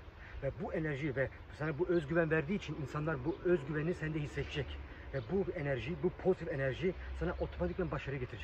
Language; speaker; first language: Turkish; early bilingual, heritage; Turkish